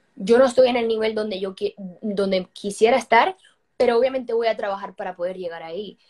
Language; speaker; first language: Spanish; native; Spanish